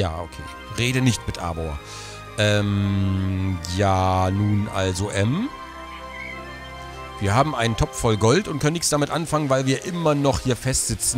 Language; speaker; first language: German; native; German